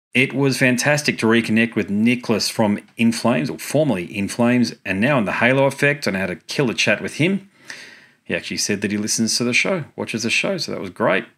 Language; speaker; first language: English; native; English